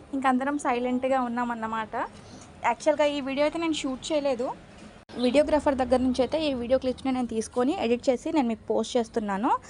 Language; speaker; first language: Telugu; non-native, local second language; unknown